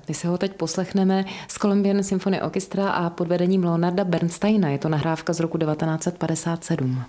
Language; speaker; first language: Czech; native; Czech